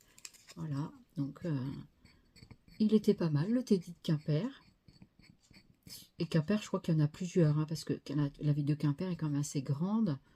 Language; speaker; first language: French; native; French